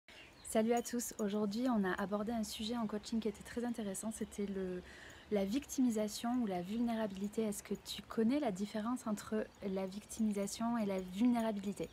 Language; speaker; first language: French; native; French